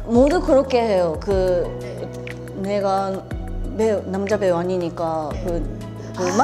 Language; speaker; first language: Korean; non-native, learner; Japanese